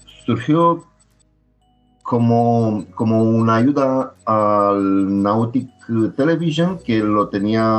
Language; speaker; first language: Spanish; non-native, fluent; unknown